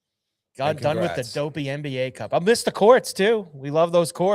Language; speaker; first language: English; native; English